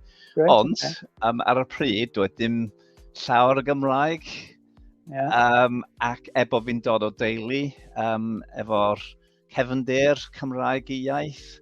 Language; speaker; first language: Welsh; non-native, fluent; English